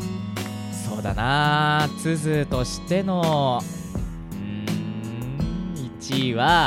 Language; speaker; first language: Japanese; native; Japanese